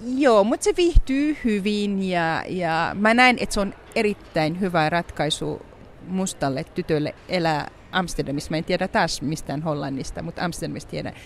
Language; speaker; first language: Finnish; non-native, fluent; Arabic